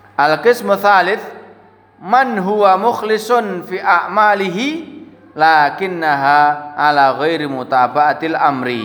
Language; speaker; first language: Arabic; non-native, fluent; Indonesian